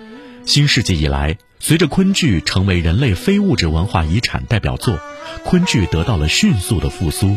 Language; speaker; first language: Chinese; native; Chinese